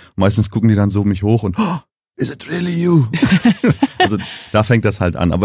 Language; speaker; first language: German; early bilingual, heritage; German